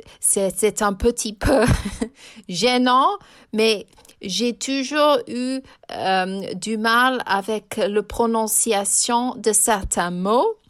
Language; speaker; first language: French; non-native, fluent; English